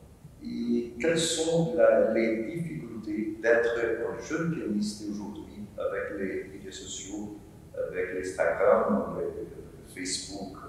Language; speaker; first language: French; non-native, learner; Portuguese